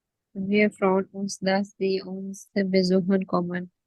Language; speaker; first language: German; non-native, learner; Urdu